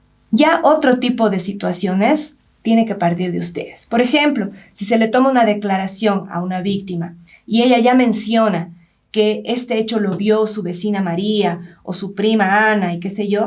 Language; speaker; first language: Spanish; native; Spanish